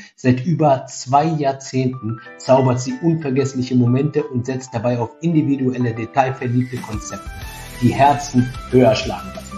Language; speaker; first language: German; native; German